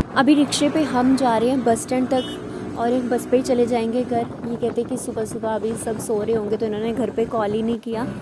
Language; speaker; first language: Hindi; native; Hindi